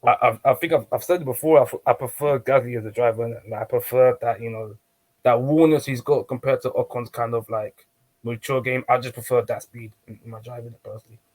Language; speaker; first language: English; native; English